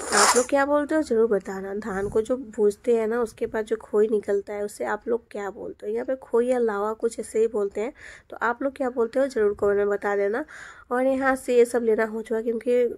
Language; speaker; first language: Hindi; non-native, local second language; Bangla